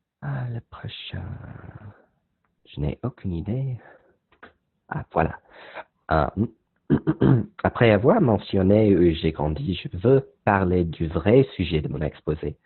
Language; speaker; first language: French; non-native, learner; English